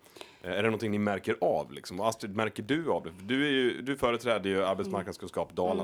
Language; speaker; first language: Swedish; native; Swedish